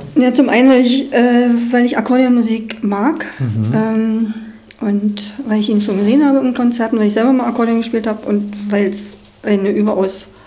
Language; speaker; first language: German; native; German